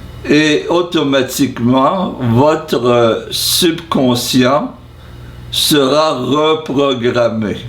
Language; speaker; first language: French; non-native, fluent; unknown